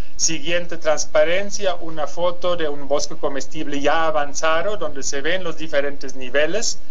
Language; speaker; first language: Spanish; non-native, fluent; German